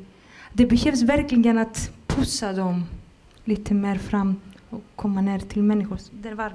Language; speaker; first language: Swedish; non-native, fluent; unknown